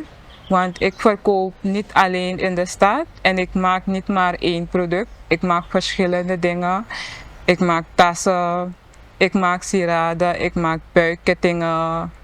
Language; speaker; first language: Dutch; non-native, local second language; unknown